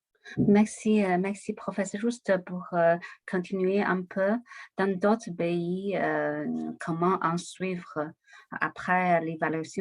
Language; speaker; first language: French; non-native, learner; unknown